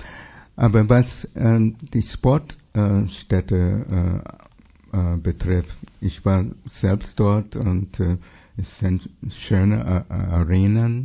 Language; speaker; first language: German; non-native, fluent; English